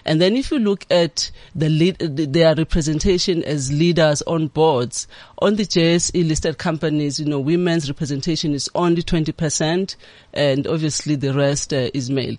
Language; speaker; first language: English; non-native, local second language; Zulu